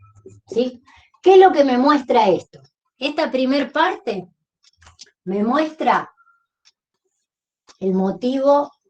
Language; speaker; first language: Spanish; native; Spanish